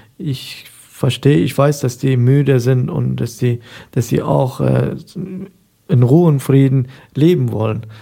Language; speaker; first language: German; non-native, fluent; Persian